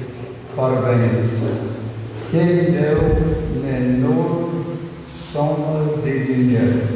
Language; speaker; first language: Portuguese; non-native, fluent; English